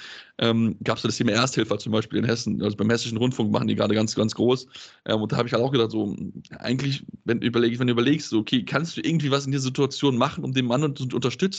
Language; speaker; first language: German; native; German